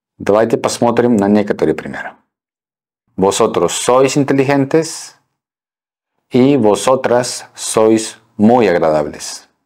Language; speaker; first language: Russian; non-native, fluent; Spanish